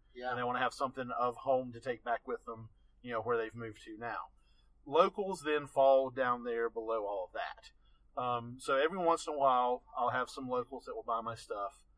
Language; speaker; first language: English; native; English